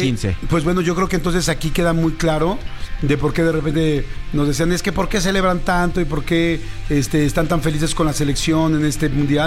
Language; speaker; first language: Spanish; native; Spanish